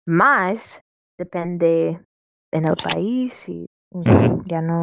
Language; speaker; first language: Spanish; non-native, fluent; English